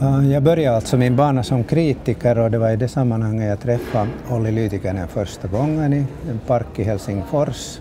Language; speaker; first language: Swedish; native; Swedish